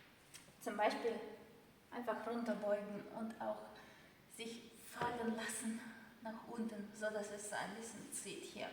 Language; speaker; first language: German; non-native, fluent; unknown